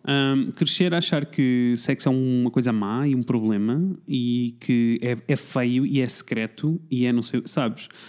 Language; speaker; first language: Portuguese; native; Portuguese